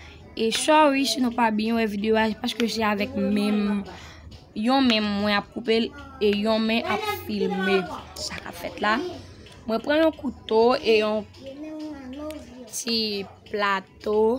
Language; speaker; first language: French; non-native, learner; Haitian Creole